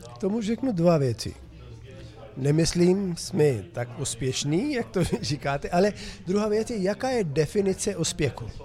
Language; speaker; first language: Czech; non-native, fluent; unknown